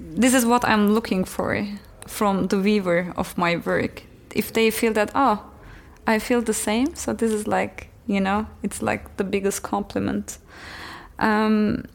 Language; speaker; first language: English; non-native, fluent; Turkish